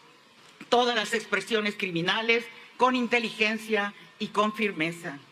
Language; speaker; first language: Spanish; native; Spanish